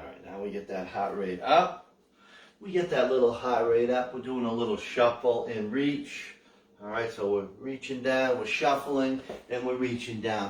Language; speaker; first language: English; native; English